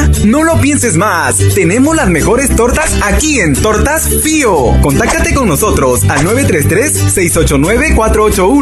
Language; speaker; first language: Spanish; native; Spanish